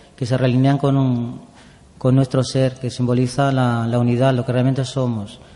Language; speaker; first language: Spanish; native; Spanish